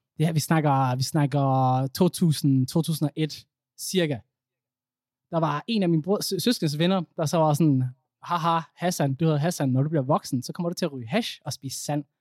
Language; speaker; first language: Danish; early bilingual, other home language; Somali